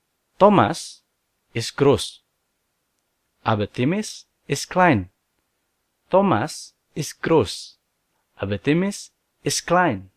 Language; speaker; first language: German; non-native, learner; Indonesian